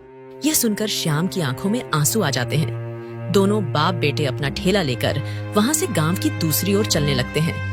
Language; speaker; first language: Hindi; native; Hindi